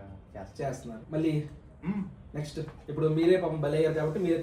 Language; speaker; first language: Telugu; native; Telugu